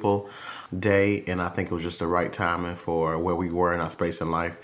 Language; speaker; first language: English; native; English